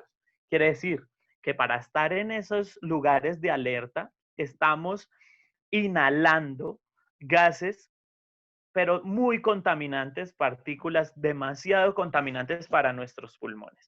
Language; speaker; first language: Spanish; native; Spanish